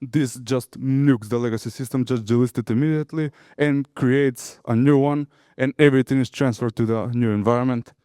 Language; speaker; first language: English; non-native, fluent; Macedonian